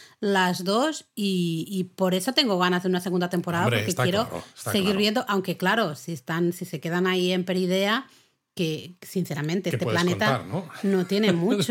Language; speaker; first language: Spanish; native; Spanish